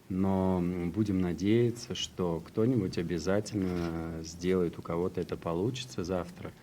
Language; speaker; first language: Russian; native; Russian